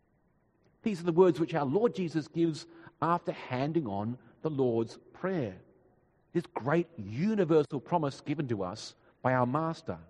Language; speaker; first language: English; native; English